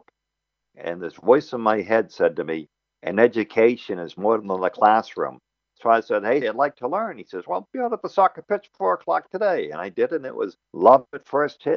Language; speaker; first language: English; native; English